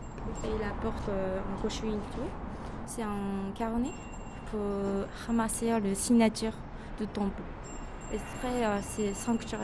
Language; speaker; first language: French; non-native, fluent; Japanese